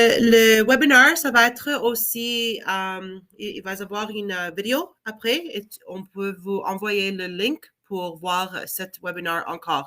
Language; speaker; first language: French; non-native, learner; English